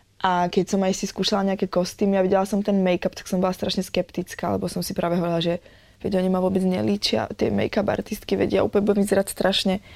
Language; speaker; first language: Slovak; native; Slovak